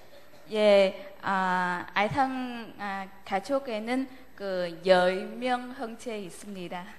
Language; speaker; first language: Korean; non-native, learner; Vietnamese